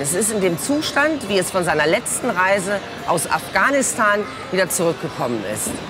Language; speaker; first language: German; native; German